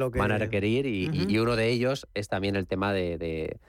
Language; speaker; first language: Spanish; native; Spanish